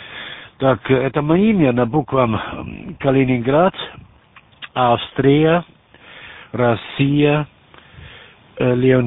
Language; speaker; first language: Russian; non-native, learner; German